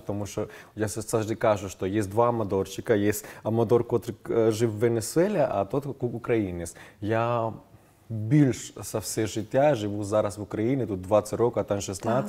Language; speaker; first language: Ukrainian; non-native, fluent; Spanish